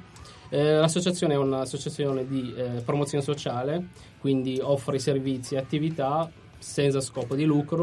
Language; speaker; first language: Italian; non-native, fluent; Arabic